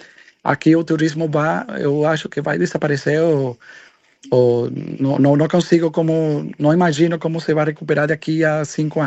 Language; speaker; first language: Portuguese; non-native, learner; Spanish